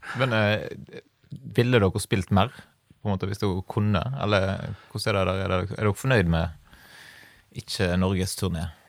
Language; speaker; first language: Norwegian; native; Norwegian